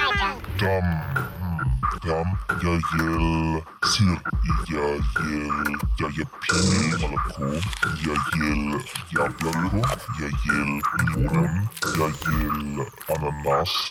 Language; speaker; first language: Russian; non-native, learner; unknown